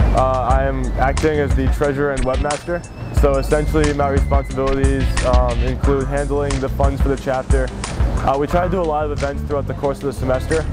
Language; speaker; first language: English; native; English